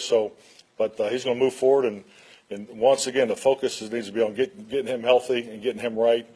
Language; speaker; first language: English; native; English